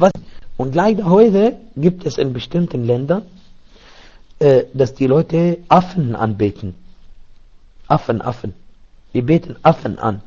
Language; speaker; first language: German; non-native, fluent; Arabic